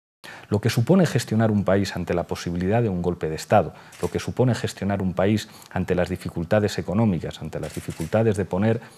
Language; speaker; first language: Spanish; native; Spanish